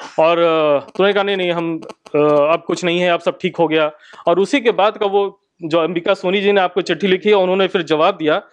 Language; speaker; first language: Hindi; native; Hindi